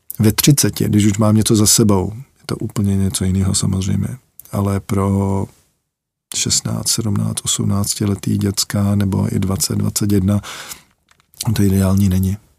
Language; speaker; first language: Czech; early bilingual, heritage; Czech